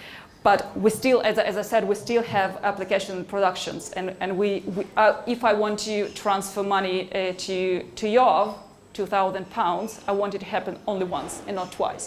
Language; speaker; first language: English; non-native, fluent; Hebrew